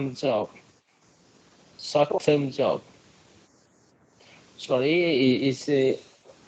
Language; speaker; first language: English; non-native, learner; Vietnamese